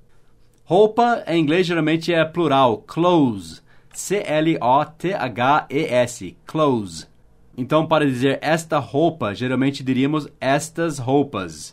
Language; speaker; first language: Portuguese; non-native, fluent; English